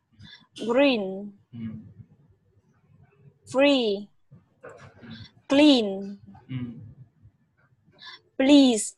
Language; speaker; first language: English; non-native, learner; Vietnamese